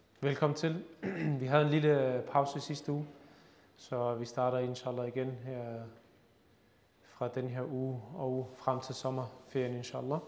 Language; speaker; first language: Danish; early bilingual, other home language; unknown